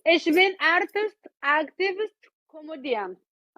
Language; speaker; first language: German; non-native, learner; Oromo